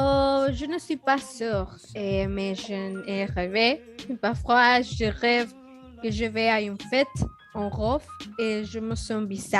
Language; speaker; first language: French; non-native, learner; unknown